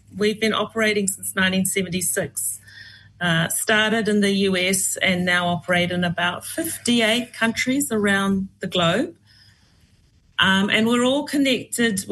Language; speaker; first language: English; native; English